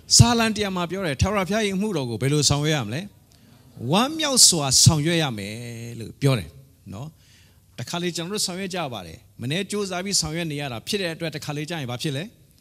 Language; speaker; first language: Burmese; non-native, local second language; Hakha Chin